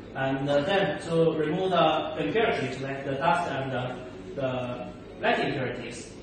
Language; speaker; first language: English; non-native, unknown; Chinese